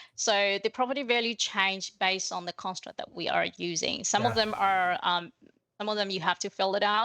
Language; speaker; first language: English; non-native, fluent; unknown